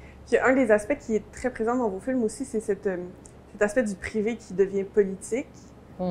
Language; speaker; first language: French; native; French